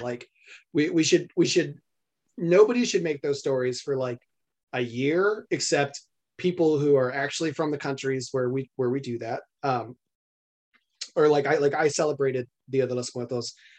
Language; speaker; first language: English; native; English